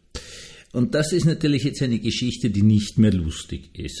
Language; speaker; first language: German; native; German